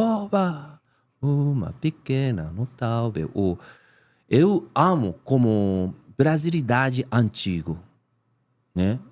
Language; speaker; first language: Portuguese; non-native, learner; Japanese